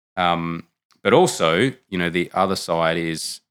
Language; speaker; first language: English; native; English